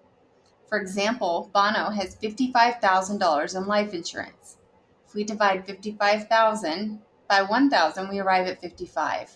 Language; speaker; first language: English; native; English